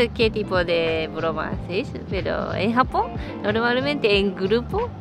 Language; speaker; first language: Spanish; non-native, fluent; Japanese